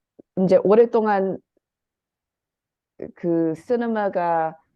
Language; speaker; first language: Korean; early bilingual, heritage; Korean